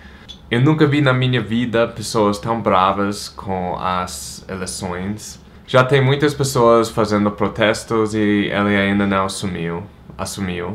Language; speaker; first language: Portuguese; non-native, fluent; English